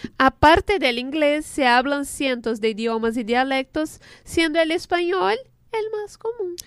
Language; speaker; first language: Spanish; non-native, fluent; Portuguese